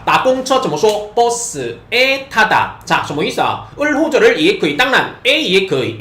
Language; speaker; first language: Chinese; non-native, fluent; Korean